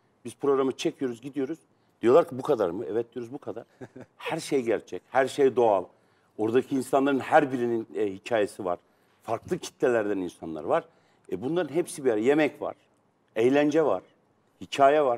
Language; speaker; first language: Turkish; native; Turkish